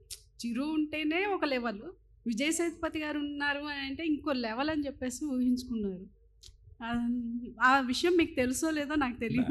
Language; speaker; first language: Telugu; native; Telugu